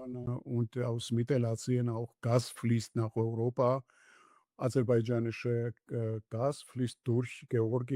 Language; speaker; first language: German; non-native, learner; Georgian